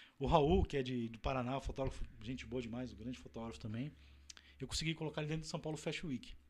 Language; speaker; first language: Portuguese; native; Portuguese